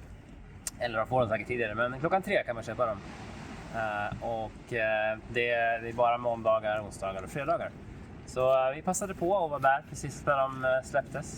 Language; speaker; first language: Swedish; native; Swedish